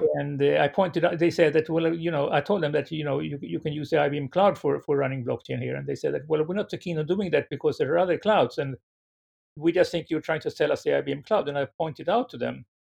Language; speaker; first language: English; non-native, fluent; Swedish